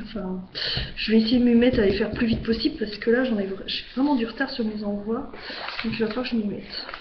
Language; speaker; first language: French; native; French